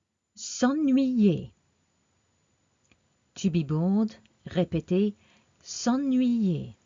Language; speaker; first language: French; non-native, fluent; English